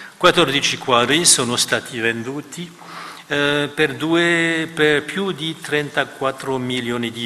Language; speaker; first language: Italian; non-native, fluent; French